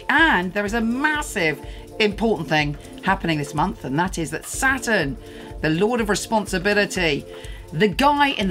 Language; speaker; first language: English; native; English